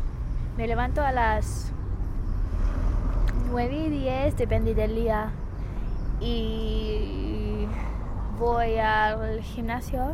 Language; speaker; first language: Spanish; non-native, fluent; English